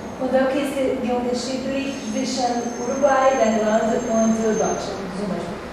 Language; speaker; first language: German; non-native, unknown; Portuguese